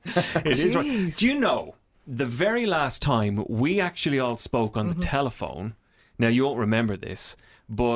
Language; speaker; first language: English; native; English